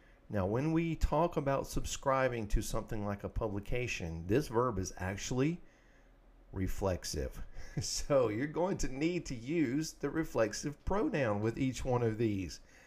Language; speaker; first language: English; native; English